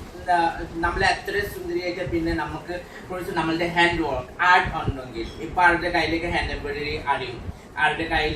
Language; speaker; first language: Malayalam; non-native, learner; Assamese